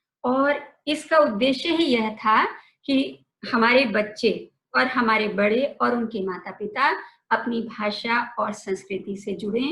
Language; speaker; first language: Hindi; native; Hindi